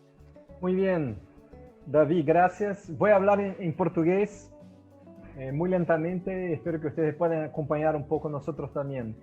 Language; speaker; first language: Spanish; non-native, fluent; Portuguese